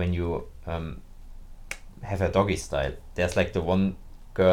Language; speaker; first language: English; non-native, fluent; German